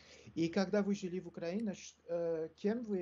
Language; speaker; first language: Russian; non-native, learner; French